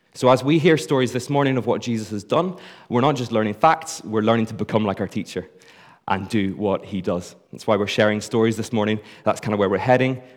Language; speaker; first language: English; native; English